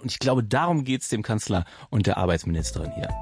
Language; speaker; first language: German; native; German